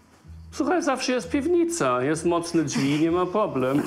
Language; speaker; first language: Polish; non-native, fluent; German